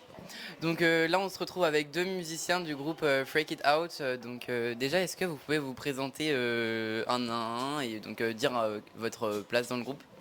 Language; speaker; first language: French; native; French